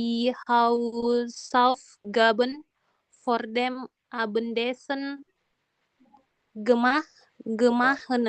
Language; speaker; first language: German; non-native, learner; Indonesian